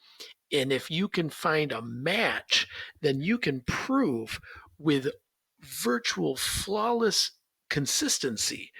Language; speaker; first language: English; native; English